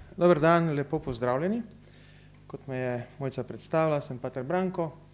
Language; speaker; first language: Slovenian; native; Slovenian